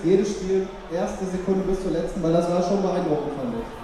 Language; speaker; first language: German; native; German